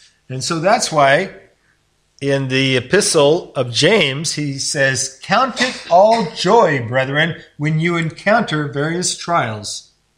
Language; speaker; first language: English; native; English